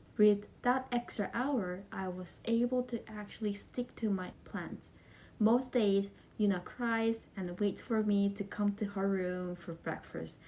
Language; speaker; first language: English; non-native, fluent; Korean